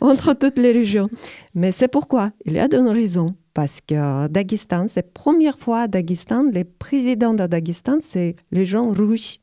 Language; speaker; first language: French; non-native, learner; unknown